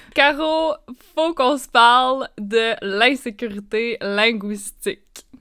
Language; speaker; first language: French; native; French